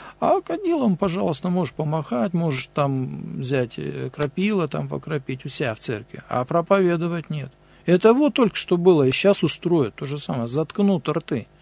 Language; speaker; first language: Russian; native; Russian